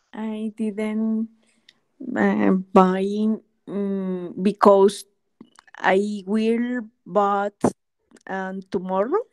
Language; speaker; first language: English; non-native, learner; Spanish